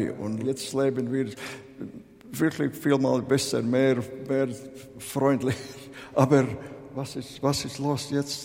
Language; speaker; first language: German; non-native, fluent; Latvian